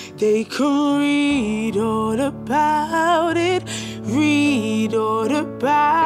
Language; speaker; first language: English; native; English